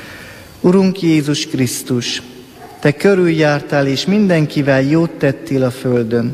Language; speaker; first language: Hungarian; native; Hungarian